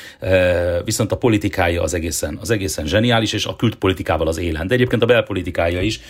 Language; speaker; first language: Hungarian; native; Hungarian